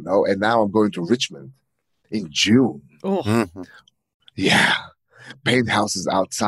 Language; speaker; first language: English; non-native, fluent; Bulgarian